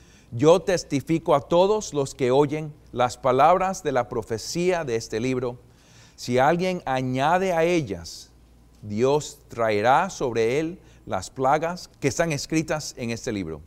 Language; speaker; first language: Spanish; non-native, fluent; English